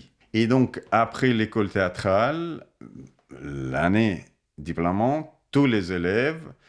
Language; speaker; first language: French; non-native, fluent; Russian